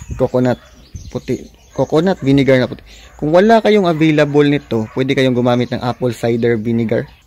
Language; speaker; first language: Filipino; non-native, local second language; Cebuano